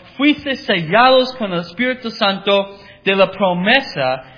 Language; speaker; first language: Spanish; non-native, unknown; English